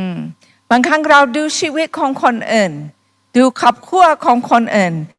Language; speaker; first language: Thai; non-native, fluent; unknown